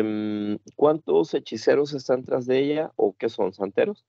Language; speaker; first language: Spanish; native; Spanish